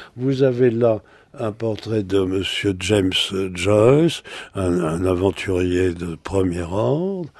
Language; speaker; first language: French; native; French